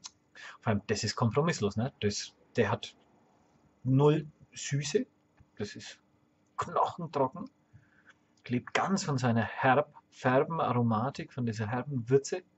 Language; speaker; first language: German; native; German